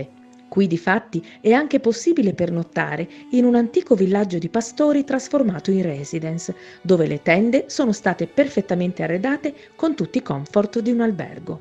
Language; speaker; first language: Italian; native; Italian